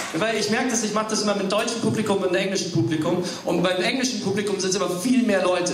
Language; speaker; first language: German; early bilingual, other home language; English